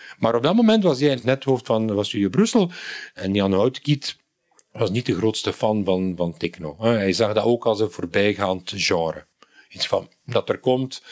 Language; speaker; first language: Dutch; native; Dutch